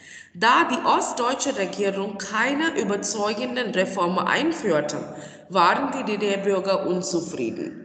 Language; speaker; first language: German; non-native, fluent; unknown